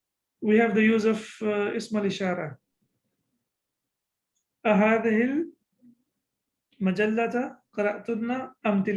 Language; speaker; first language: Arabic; non-native, fluent; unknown